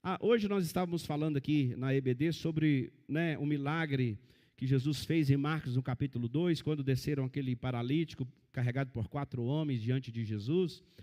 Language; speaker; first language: Portuguese; native; Portuguese